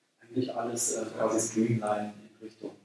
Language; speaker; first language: German; native; German